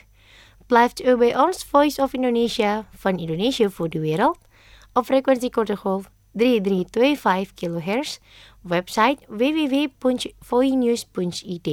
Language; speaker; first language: Dutch; non-native, fluent; Indonesian